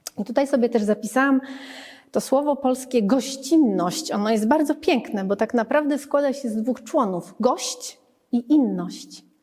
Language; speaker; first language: Polish; native; Polish